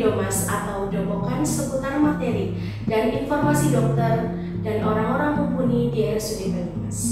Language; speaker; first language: Indonesian; native; Indonesian